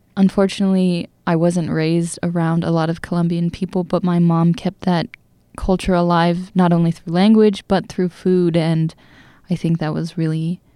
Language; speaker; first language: English; native; English